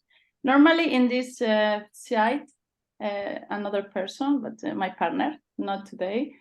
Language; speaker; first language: English; non-native, learner; Spanish